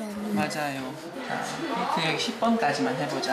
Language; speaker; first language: Korean; native; Korean